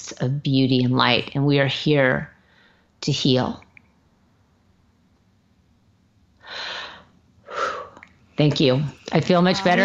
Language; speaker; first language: English; native; English